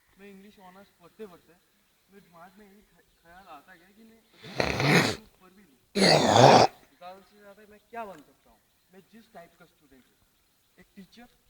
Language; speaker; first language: Hindi; non-native, local second language; Bangla